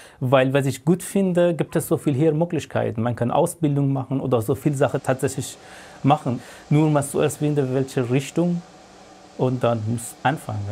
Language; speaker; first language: German; non-native, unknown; Persian